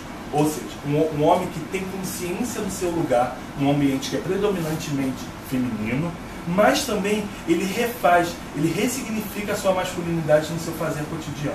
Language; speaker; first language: Portuguese; native; Portuguese